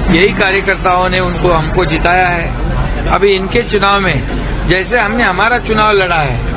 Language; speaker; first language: Hindi; non-native, local second language; Marathi